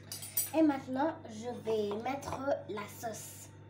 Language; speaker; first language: French; non-native, local second language; Arabic